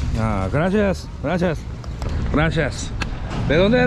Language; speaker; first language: Spanish; non-native, learner; Korean